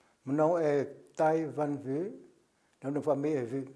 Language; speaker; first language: French; non-native, local second language; Vietnamese